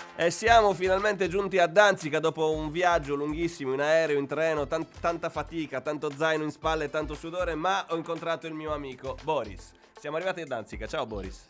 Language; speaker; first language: Italian; native; Italian